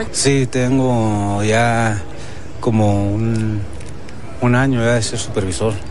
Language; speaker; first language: Spanish; early bilingual, heritage; Spanish